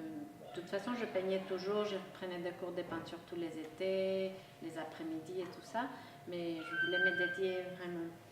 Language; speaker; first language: French; non-native, local second language; Spanish